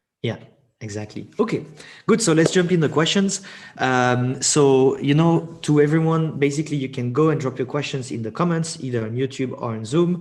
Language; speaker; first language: English; non-native, fluent; French